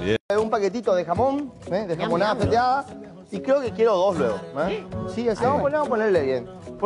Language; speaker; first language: Spanish; native; Spanish